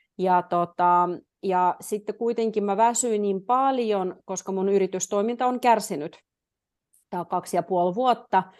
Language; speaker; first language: Finnish; non-native, fluent; Russian